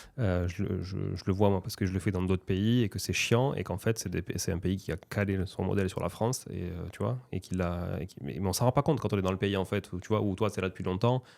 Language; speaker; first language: French; native; French